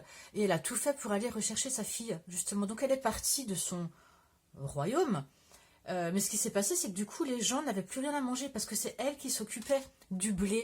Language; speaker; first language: French; native; French